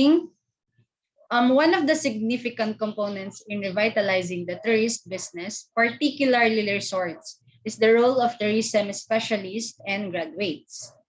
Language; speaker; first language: English; non-native, local second language; Filipino